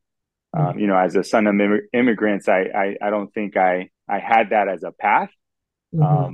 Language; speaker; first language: English; native; English